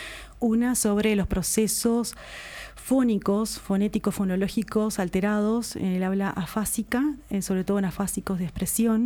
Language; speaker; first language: Spanish; native; Spanish